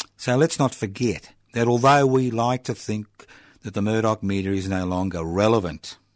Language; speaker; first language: English; early bilingual, other home language; Italian